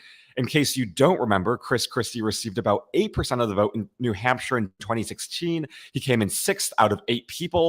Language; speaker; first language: English; native; English